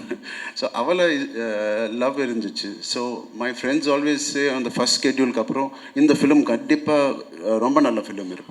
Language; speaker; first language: Tamil; non-native, local second language; Telugu